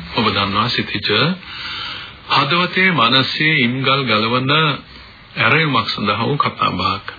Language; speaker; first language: Sinhala; native; Sinhala